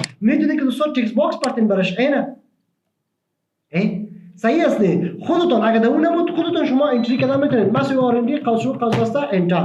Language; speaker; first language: Persian; native; Persian